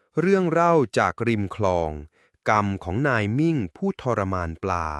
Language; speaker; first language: Thai; native; Thai